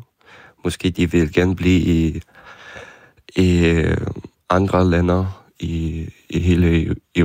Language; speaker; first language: Danish; non-native, fluent; Ukrainian